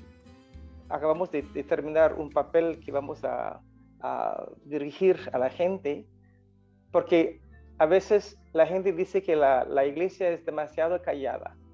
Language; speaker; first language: Spanish; non-native, fluent; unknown